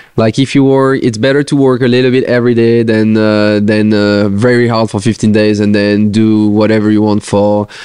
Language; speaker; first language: English; non-native, fluent; French